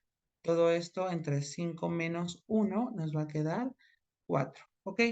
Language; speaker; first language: Spanish; native; Spanish